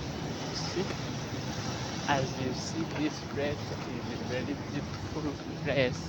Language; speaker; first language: English; non-native, learner; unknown